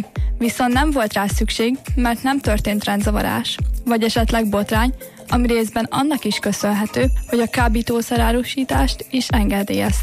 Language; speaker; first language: Hungarian; native; Hungarian